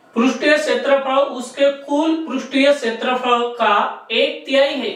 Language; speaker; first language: Hindi; non-native, local second language; Marathi